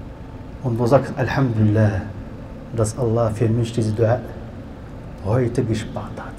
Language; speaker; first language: German; non-native, learner; Arabic